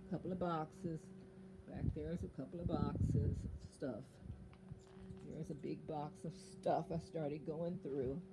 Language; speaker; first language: English; native; English